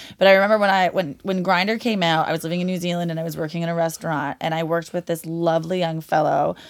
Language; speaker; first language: English; native; English